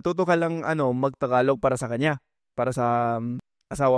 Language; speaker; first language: Filipino; non-native, fluent; English